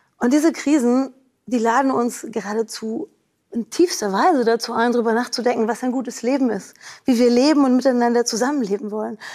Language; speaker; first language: German; native; German